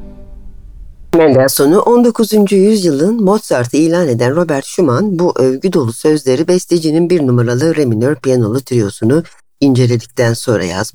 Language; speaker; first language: Turkish; native; Turkish